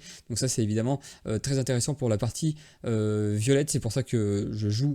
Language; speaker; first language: French; native; French